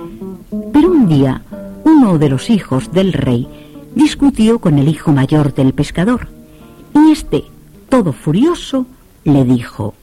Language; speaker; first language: Spanish; native; Spanish